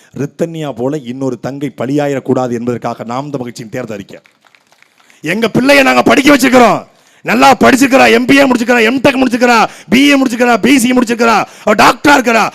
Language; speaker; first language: Tamil; native; Tamil